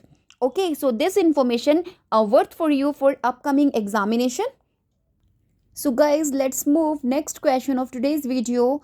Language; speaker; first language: English; non-native, local second language; Hindi